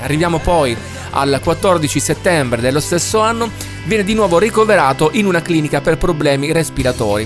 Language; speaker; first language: Italian; native; Italian